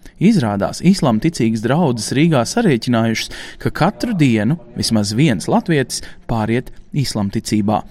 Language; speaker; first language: Latvian; native; Latvian